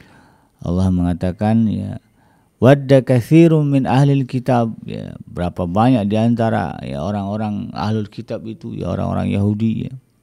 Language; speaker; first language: Indonesian; native; Indonesian